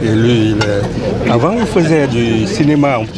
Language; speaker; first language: French; non-native, fluent; Lao